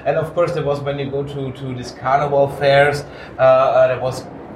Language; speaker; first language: English; non-native, fluent; German